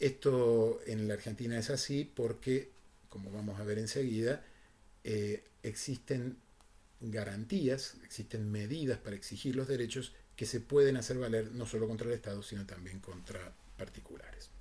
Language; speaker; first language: Spanish; native; Spanish